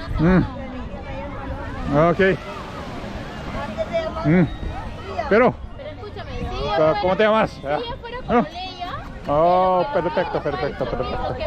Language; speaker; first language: Spanish; non-native, learner; Korean